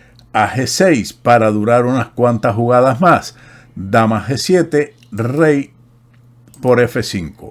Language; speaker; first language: Spanish; native; Spanish